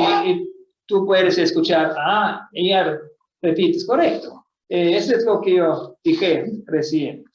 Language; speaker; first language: Spanish; non-native, fluent; Swedish